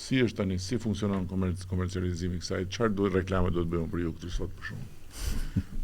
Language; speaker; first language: Albanian; native; Albanian